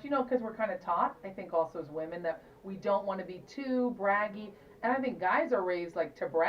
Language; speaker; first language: English; native; English